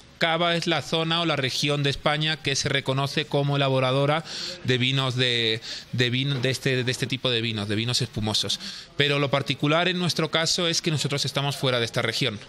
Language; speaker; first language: Spanish; native; Spanish